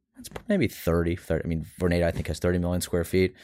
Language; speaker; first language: English; native; English